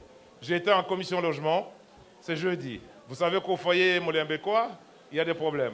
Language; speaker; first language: French; non-native, local second language; Lingala